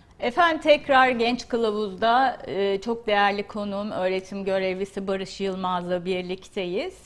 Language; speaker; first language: Turkish; native; Turkish